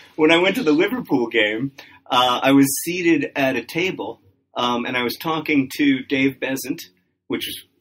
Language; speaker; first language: English; native; English